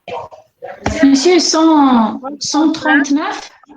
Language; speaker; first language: French; non-native, local second language; Arabic